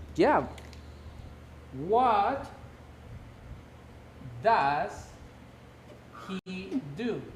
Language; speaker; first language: English; non-native, local second language; Spanish